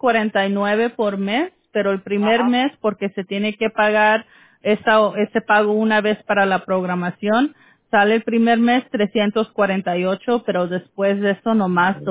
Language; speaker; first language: Spanish; early bilingual, heritage; Spanish